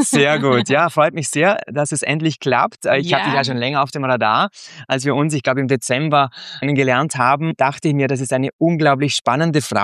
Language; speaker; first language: German; native; German